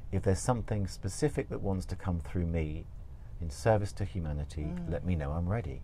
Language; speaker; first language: English; native; English